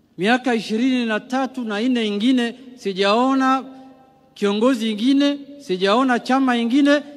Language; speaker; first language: Swahili; non-native, local second language; Somali